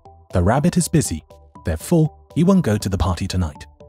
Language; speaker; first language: English; non-native, fluent; Chinese